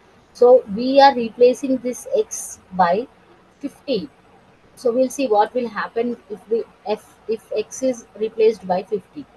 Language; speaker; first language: English; non-native, local second language; Telugu